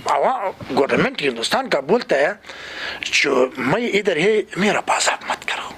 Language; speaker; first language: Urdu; non-native, learner; Pashto